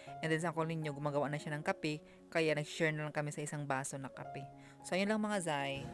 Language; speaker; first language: Filipino; non-native, local second language; Cebuano